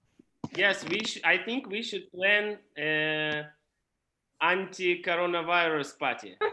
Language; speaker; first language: English; non-native, learner; Russian